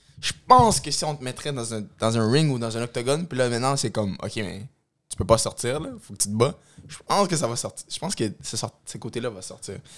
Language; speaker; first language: French; early bilingual, other home language; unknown